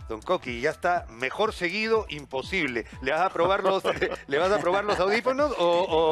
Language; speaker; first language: Spanish; native; Spanish